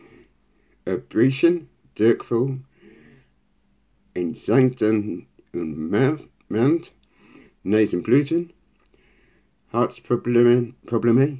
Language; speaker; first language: German; non-native, learner; English